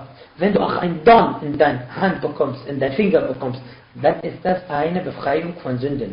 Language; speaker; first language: German; non-native, fluent; Arabic